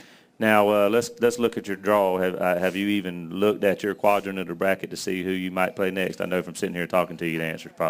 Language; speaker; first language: English; native; English